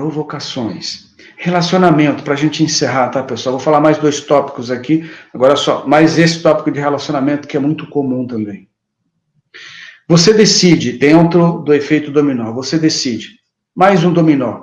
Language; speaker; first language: Portuguese; native; Portuguese